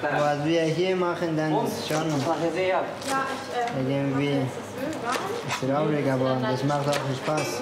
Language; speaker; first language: German; non-native, learner; Persian